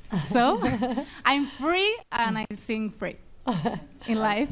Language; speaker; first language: English; non-native, fluent; Spanish